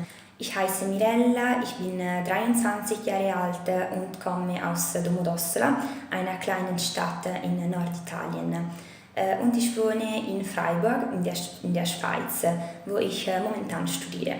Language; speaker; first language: German; non-native, fluent; Italian